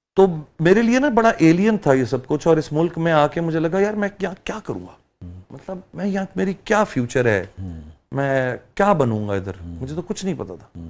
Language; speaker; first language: Urdu; early bilingual, heritage; Urdu